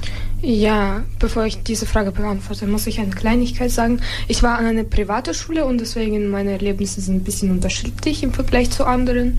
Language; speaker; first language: German; non-native, fluent; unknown